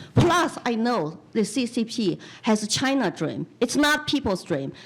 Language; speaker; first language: English; non-native, fluent; Chinese